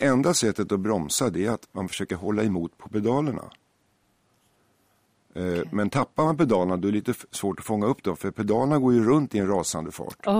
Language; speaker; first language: Swedish; native; Swedish